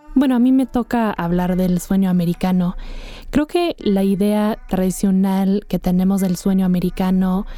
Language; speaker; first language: Spanish; non-native, fluent; English